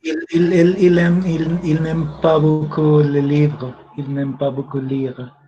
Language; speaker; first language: French; non-native, learner; Spanish